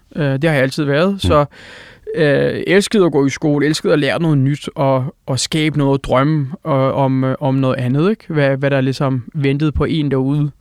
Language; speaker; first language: Danish; early bilingual, other home language; Turkish